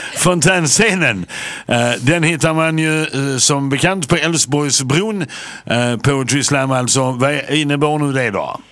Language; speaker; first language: Swedish; native; Swedish